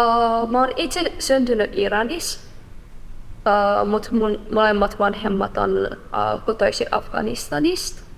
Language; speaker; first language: Finnish; non-native, fluent; Persian